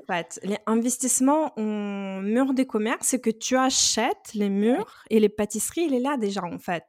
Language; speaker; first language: French; non-native, fluent; Russian